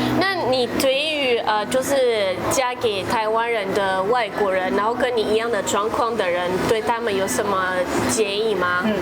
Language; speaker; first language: Chinese; non-native, fluent; French